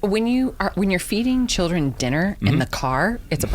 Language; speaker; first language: English; native; English